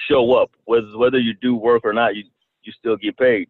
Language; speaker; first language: English; early bilingual, other home language; Kinyarwanda